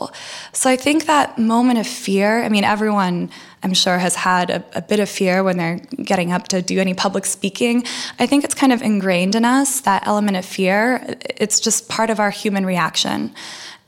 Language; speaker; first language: English; early bilingual, other home language; Russian